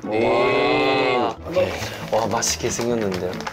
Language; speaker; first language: Korean; non-native, learner; Japanese